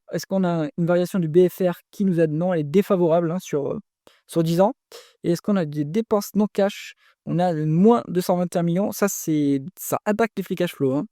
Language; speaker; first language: French; native; French